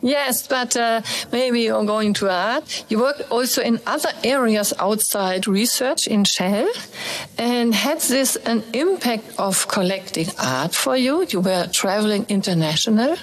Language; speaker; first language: English; non-native, fluent; German